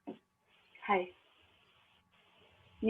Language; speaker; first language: Japanese; non-native, learner; Marathi